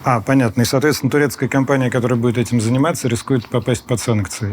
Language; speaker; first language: Russian; native; Russian